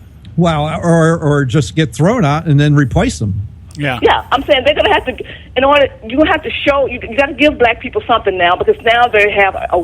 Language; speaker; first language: English; native; English